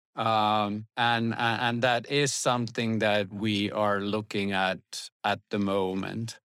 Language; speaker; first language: English; non-native, fluent; Finnish